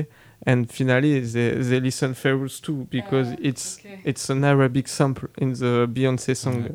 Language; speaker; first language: English; non-native, learner; French